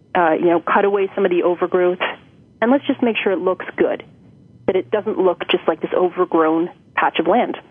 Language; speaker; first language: English; native; English